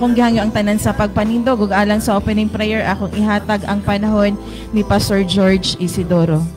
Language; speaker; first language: Cebuano; native; Cebuano